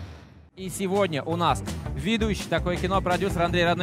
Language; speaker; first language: Russian; native; Russian